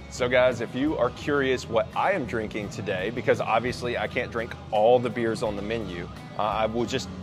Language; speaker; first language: English; native; English